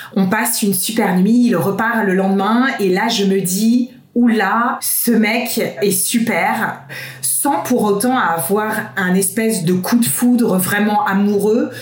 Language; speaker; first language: French; native; French